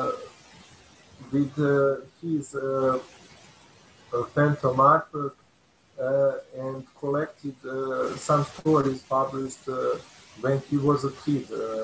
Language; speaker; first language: English; non-native, learner; Bosnian